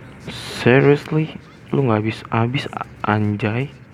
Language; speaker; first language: English; non-native, learner; Indonesian